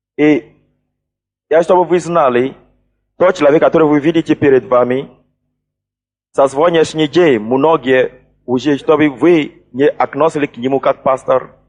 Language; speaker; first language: Russian; non-native, fluent; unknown